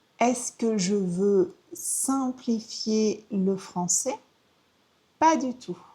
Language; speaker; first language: French; native; French